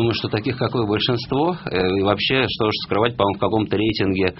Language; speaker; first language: Russian; native; Russian